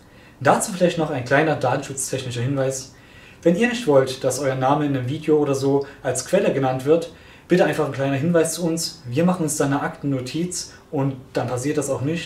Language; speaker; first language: German; native; German